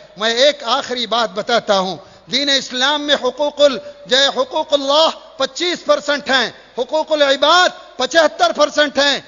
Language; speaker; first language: Urdu; native; Urdu